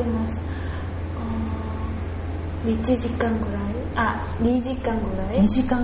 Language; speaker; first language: Japanese; non-native, learner; Korean